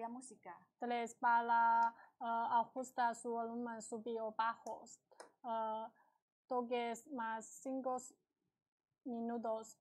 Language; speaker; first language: Spanish; non-native, learner; Chinese